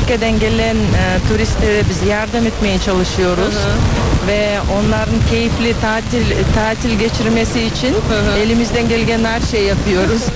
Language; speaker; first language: Turkish; non-native, learner; Kyrgyz